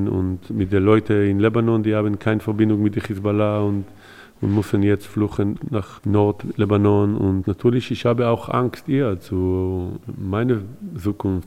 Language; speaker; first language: German; non-native, learner; Hebrew